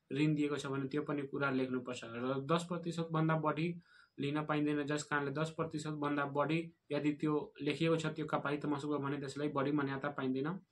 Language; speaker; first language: Nepali; non-native, local second language; Bhojpuri